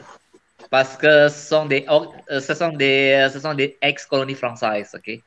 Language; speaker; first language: French; non-native, fluent; Indonesian